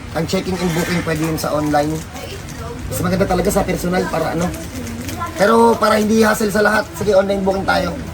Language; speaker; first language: Filipino; native; Filipino